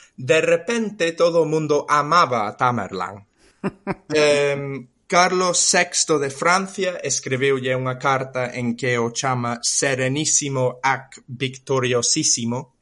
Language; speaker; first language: Galician; non-native, fluent; English